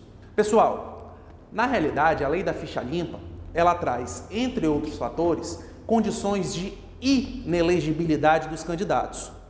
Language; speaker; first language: Portuguese; native; Portuguese